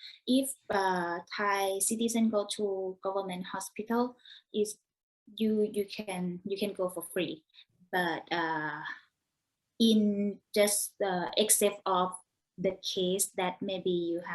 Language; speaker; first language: English; non-native, learner; Thai